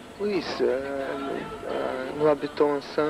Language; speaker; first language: French; non-native, learner; Portuguese